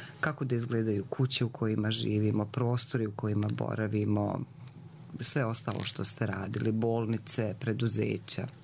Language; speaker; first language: Croatian; native; Croatian